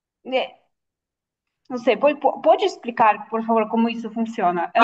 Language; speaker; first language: Portuguese; non-native, fluent; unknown